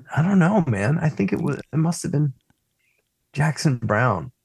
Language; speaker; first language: English; native; English